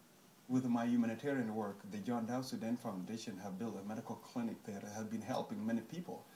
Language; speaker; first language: English; non-native, fluent; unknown